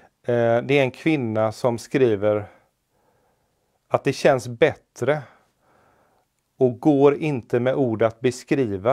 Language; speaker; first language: Swedish; native; Swedish